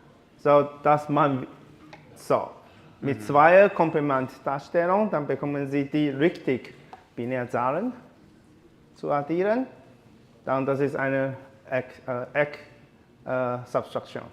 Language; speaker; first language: German; non-native, learner; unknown